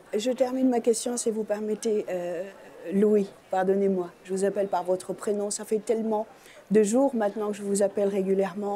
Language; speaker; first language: French; native; French